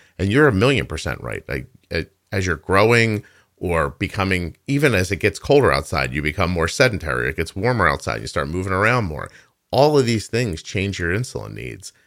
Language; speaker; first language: English; native; English